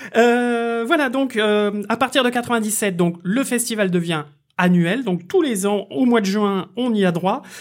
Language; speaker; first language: French; native; French